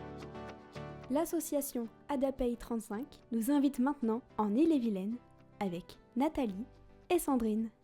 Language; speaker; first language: French; native; French